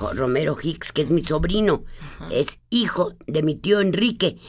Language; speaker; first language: Spanish; native; Spanish